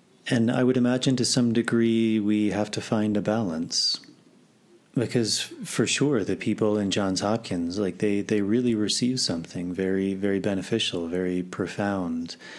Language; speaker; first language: English; native; English